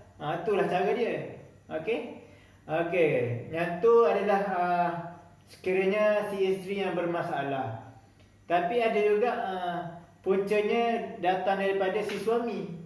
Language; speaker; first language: Malay; native; Malay